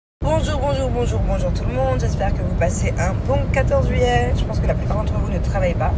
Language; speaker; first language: French; native; French